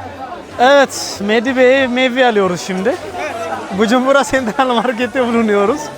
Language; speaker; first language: Turkish; non-native, fluent; Amharic